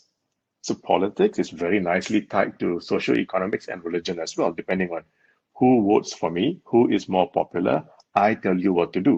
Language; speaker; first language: English; non-native, local second language; Tamil